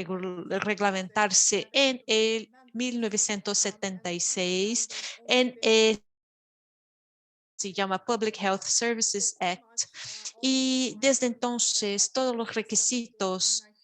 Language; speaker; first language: Spanish; non-native, fluent; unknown